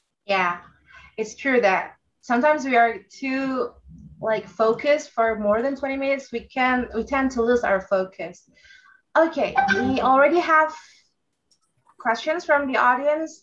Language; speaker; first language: English; non-native, fluent; Indonesian